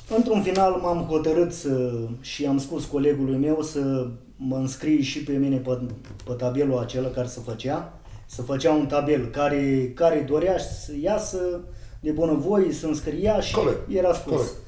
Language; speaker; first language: Romanian; native; Romanian